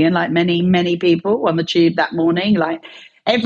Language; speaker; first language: English; native; English